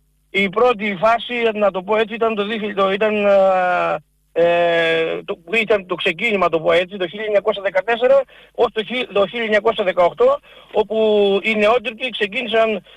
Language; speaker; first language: Greek; native; Greek